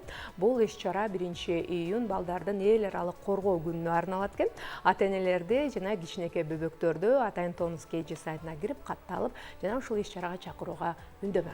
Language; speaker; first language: Kyrgyz; native; Kyrgyz